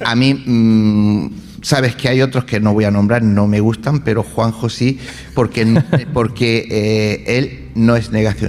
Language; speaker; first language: Spanish; native; Spanish